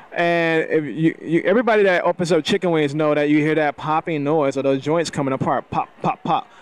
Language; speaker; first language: English; native; English